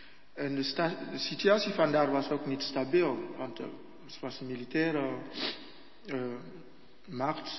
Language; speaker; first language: Dutch; non-native, learner; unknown